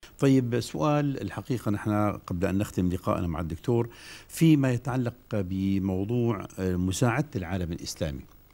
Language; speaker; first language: Arabic; native; Arabic